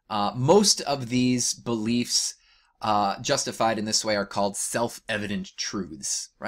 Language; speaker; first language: English; native; English